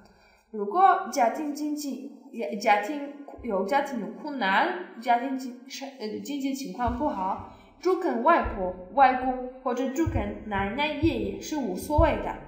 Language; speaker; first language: Chinese; non-native, fluent; Polish